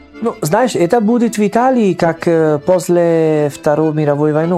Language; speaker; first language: Russian; non-native, learner; Italian